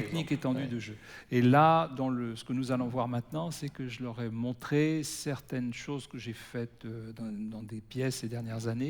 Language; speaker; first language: French; native; French